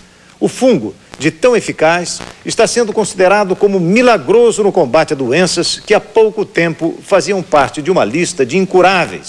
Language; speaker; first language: Portuguese; native; Portuguese